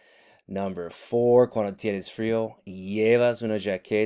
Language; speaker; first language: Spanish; non-native, fluent; English